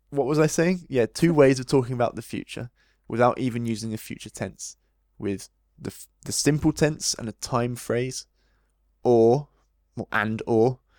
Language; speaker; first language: English; native; English